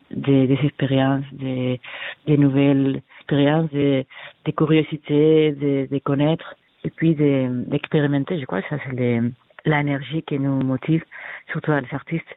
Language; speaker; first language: French; non-native, fluent; Spanish